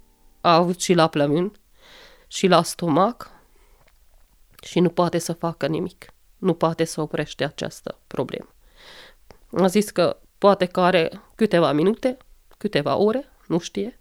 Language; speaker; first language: Romanian; non-native, local second language; Hungarian